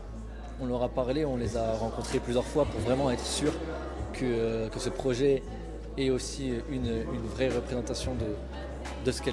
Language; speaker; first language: French; native; French